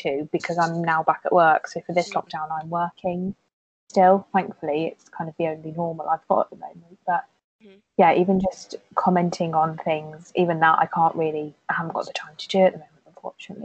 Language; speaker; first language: English; native; English